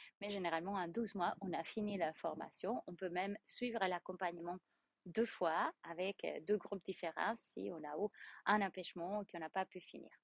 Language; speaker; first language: French; non-native, fluent; Spanish